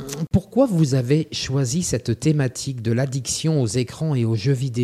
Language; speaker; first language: French; native; French